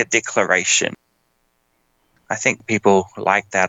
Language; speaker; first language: English; native; English